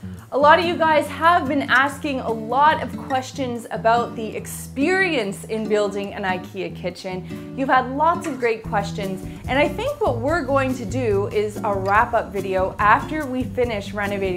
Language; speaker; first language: English; native; English